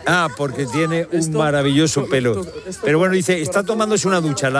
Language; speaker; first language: Spanish; native; Spanish